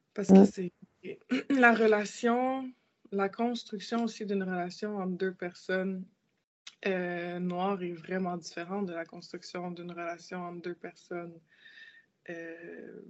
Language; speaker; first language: French; native; French